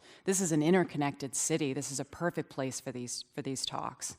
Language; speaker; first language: English; native; English